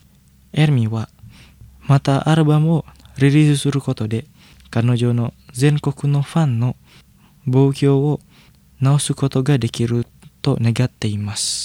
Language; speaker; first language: Japanese; non-native, fluent; Indonesian